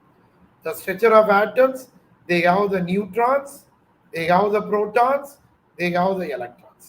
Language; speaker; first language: English; non-native, local second language; Tamil